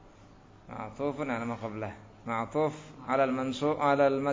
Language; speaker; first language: Arabic; non-native, learner; Indonesian